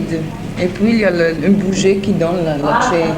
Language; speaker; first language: French; non-native, learner; Italian